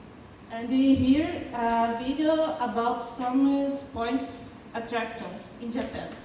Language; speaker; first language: English; non-native, learner; Portuguese